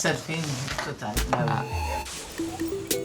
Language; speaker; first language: French; native; French